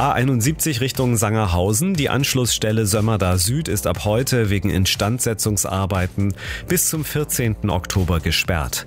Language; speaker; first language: German; native; German